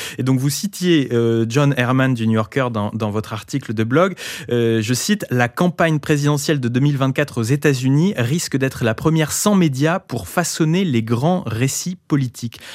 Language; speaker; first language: French; native; French